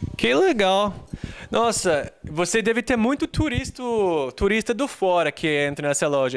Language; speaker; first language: Portuguese; non-native, fluent; English